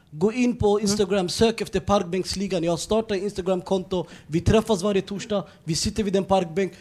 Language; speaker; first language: Swedish; early bilingual, other home language; Somali